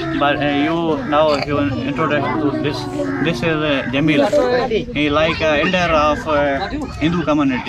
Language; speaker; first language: English; non-native, learner; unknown